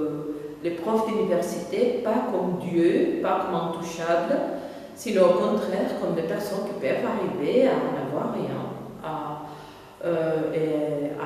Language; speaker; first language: French; non-native, fluent; Catalan